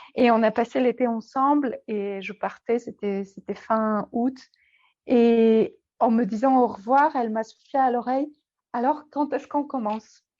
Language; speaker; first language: French; non-native, fluent; Polish